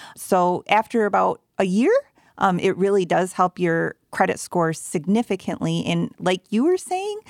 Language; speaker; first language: English; native; English